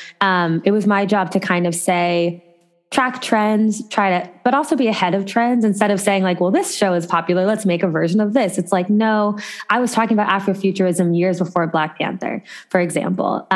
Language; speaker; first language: English; native; English